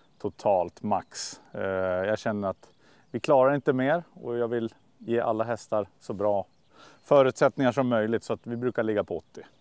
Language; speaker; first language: Swedish; native; Swedish